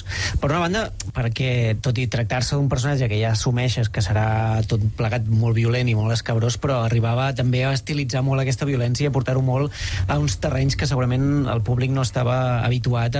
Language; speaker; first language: Catalan; native; Catalan